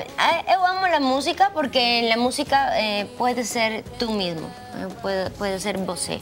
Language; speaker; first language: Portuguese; non-native, learner; Spanish